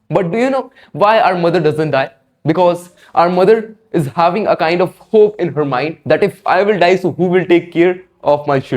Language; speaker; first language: English; non-native, fluent; Hindi